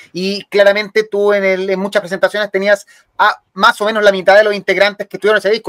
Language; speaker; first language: Spanish; native; Spanish